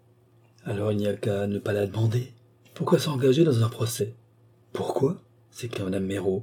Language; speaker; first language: French; native; French